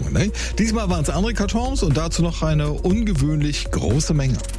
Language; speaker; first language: German; native; German